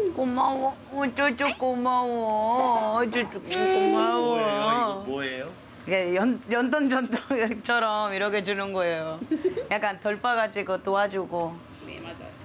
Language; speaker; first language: Korean; non-native, fluent; Spanish